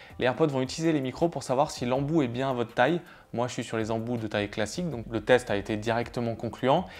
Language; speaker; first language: French; native; French